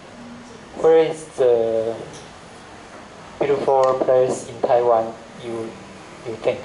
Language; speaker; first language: English; non-native, learner; Chinese